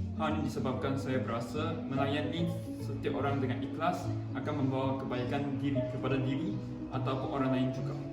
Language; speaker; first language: Malay; non-native, local second language; Chinese